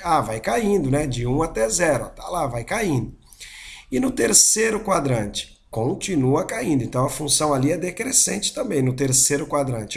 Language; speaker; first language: Portuguese; native; Portuguese